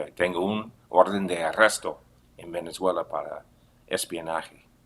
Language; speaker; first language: Spanish; non-native, fluent; English